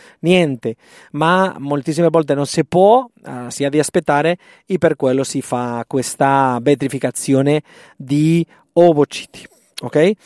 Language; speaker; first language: Italian; non-native, fluent; Spanish